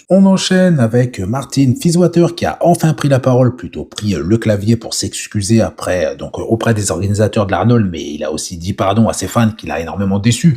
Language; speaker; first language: French; native; French